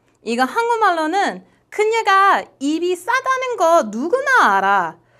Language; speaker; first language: Korean; non-native, fluent; English